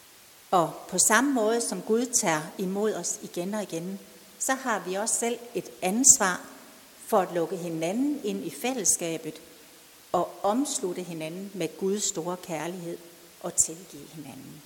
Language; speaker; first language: Danish; native; Danish